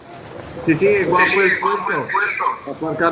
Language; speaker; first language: Spanish; non-native, learner; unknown